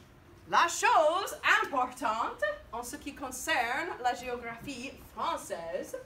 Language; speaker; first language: French; non-native, fluent; English